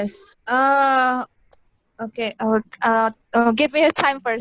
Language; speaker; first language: English; non-native, learner; Indonesian